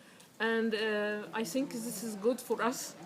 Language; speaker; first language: English; non-native, learner; Arabic